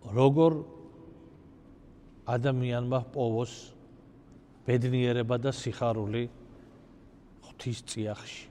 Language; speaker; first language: Georgian; native; Georgian